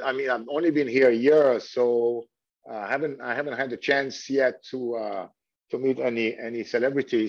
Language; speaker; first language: English; non-native, fluent; French